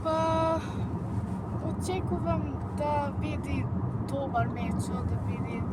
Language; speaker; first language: Macedonian; early bilingual, heritage; Macedonian